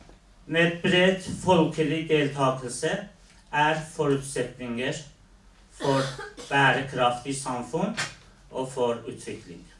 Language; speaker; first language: Norwegian; non-native, fluent; Persian